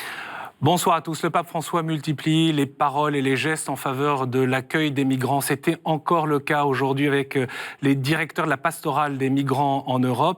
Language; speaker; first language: French; native; French